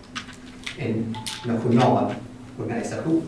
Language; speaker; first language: Swedish; non-native, fluent; Arabic